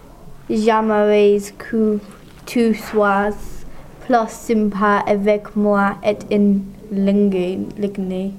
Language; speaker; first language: French; non-native, learner; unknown